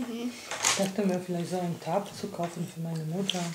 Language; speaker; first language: German; non-native, fluent; Polish